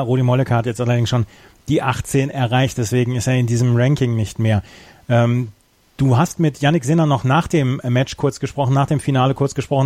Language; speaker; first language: German; native; German